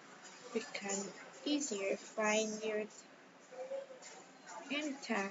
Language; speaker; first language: English; non-native, learner; Vietnamese